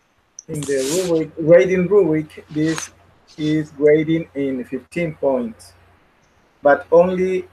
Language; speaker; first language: English; non-native, learner; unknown